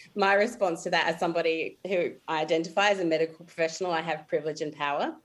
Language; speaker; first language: English; native; English